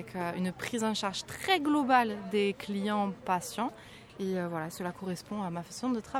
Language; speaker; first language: French; native; French